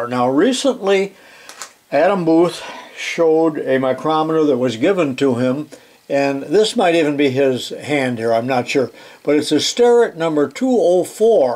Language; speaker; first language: English; native; English